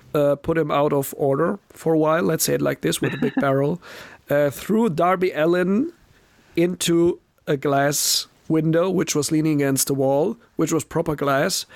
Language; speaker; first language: English; non-native, fluent; German